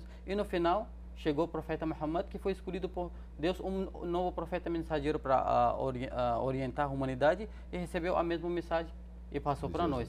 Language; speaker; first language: Portuguese; non-native, fluent; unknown